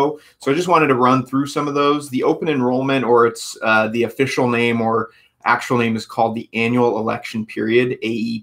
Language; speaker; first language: English; native; English